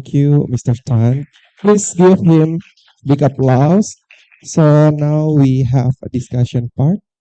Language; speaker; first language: English; non-native, learner; Indonesian